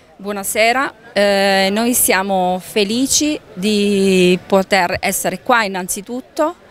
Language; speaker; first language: Italian; native; Italian